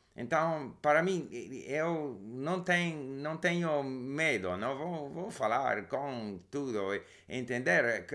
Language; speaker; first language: Portuguese; non-native, learner; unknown